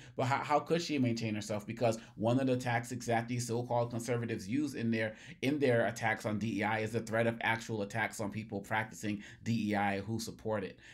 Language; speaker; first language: English; native; English